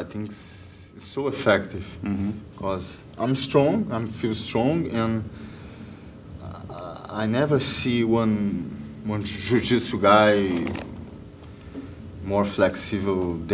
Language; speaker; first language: English; non-native, learner; Portuguese